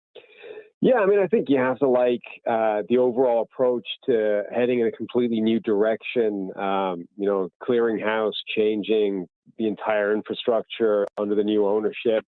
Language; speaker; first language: English; native; English